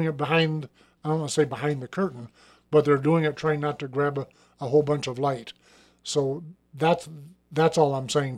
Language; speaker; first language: English; native; English